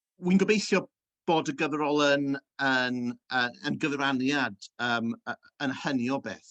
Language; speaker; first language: Welsh; early bilingual, heritage; Welsh